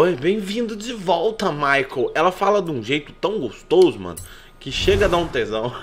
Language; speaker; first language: Portuguese; native; Portuguese